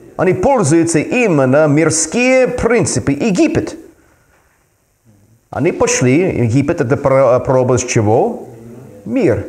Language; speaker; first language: Russian; non-native, fluent; English